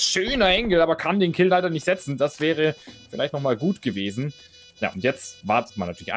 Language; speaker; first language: German; native; German